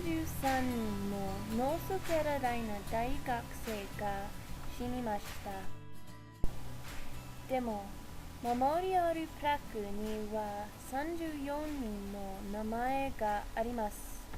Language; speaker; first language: Japanese; non-native, learner; English